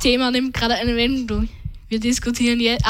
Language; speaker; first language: German; native; German